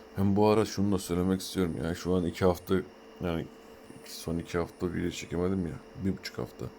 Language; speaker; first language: Turkish; early bilingual, heritage; Turkish